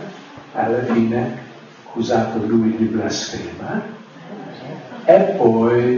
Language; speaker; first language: Italian; non-native, fluent; English